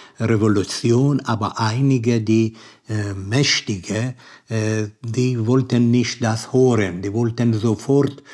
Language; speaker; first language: German; non-native, learner; Persian